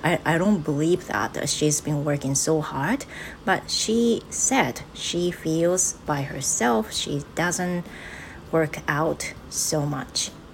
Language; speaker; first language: English; non-native, fluent; Japanese